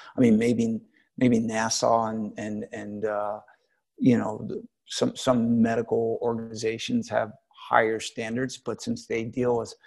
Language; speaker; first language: English; native; English